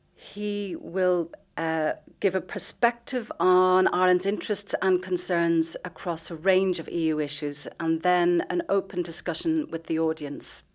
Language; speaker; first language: English; native; English